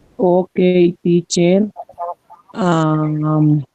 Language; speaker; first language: English; non-native, learner; Spanish